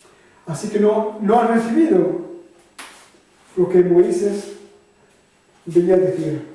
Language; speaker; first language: Spanish; non-native, fluent; French